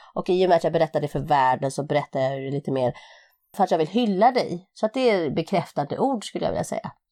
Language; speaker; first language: Swedish; native; Swedish